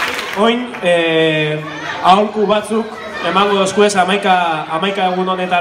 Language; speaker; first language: Basque; native; Basque